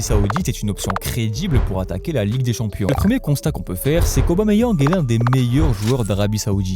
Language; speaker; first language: French; native; French